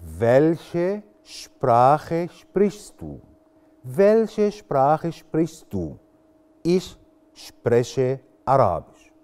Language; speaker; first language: German; non-native, fluent; Arabic